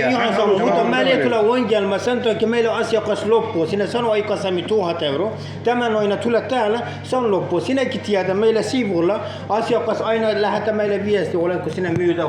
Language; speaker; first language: Finnish; non-native, learner; Turkish